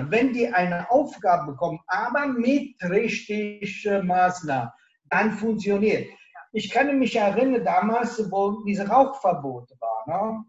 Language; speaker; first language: German; non-native, local second language; Italian